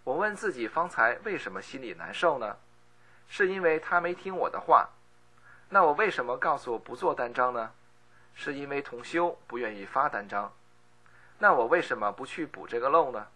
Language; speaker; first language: Chinese; native; Chinese